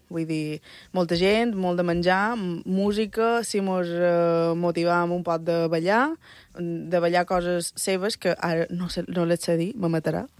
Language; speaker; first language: Catalan; early bilingual, other home language; Spanish